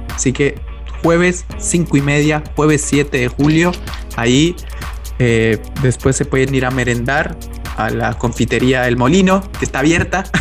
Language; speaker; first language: Spanish; native; Spanish